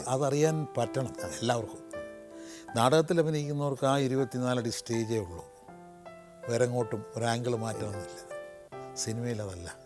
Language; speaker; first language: Malayalam; native; Malayalam